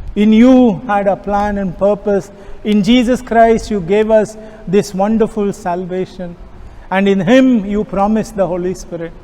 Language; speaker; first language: English; non-native, local second language; Kannada